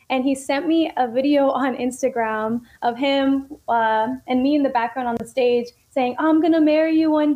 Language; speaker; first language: English; native; English